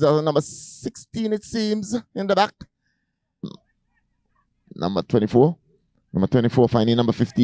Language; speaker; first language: English; native; English